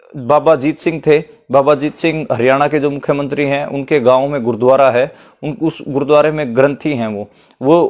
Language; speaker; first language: Hindi; native; Hindi